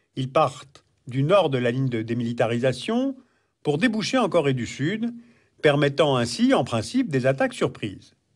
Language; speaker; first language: French; native; French